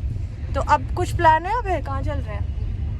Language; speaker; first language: Hindi; native; Hindi